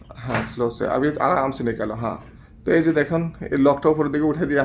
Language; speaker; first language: Hindi; non-native, local second language; Bangla